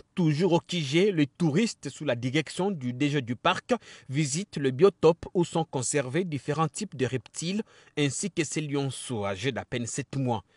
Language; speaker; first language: French; non-native, local second language; Lingala